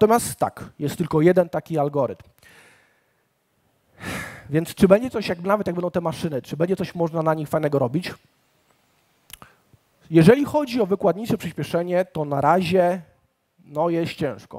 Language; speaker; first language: Polish; native; Polish